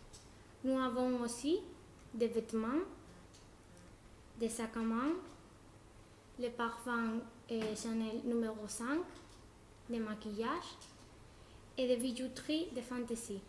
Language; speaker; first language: French; non-native, learner; Spanish